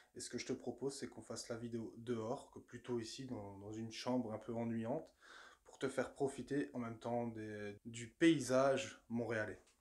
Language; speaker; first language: French; native; French